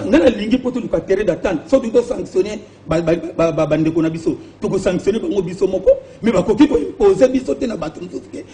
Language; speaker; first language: Lingala; non-native, local second language; Kongo